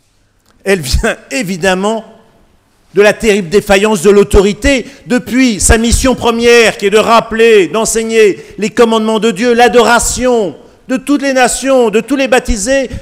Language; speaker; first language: French; native; French